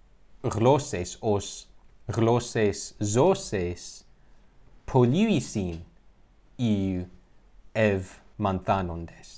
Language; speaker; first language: Greek; non-native, learner; English